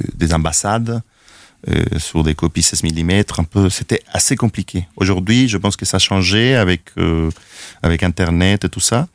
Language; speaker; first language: French; non-native, fluent; Spanish